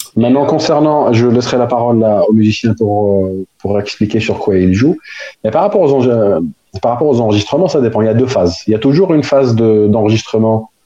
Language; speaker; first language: French; non-native, local second language; Arabic